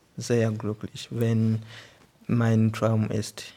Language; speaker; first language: German; non-native, learner; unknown